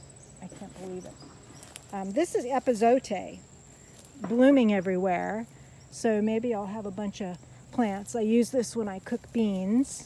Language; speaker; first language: English; native; English